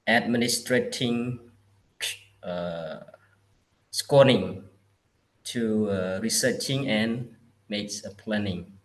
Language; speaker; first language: English; non-native, learner; Khmer